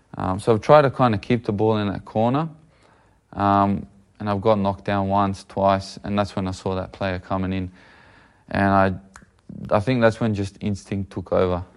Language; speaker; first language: English; native; English